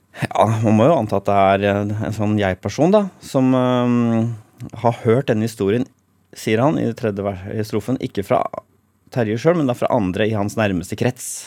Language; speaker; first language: Norwegian; native; Norwegian